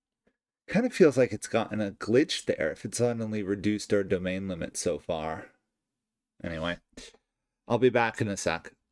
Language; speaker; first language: English; native; English